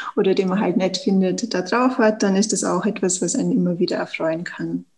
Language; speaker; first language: German; native; German